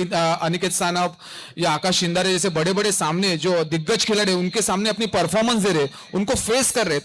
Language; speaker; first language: Hindi; non-native, local second language; Marathi